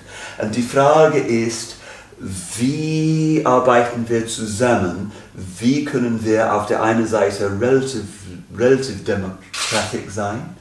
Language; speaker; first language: German; non-native, fluent; English